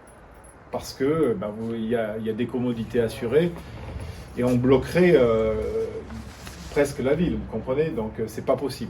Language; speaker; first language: French; native; French